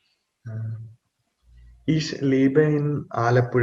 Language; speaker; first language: German; non-native, learner; Malayalam